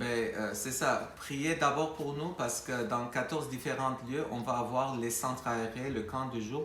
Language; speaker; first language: French; non-native, fluent; Armenian